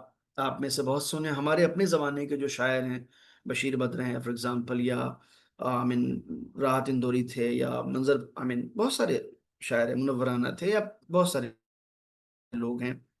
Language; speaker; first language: Hindi; native; Hindi